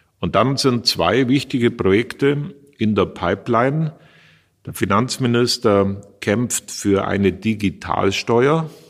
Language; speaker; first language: German; native; German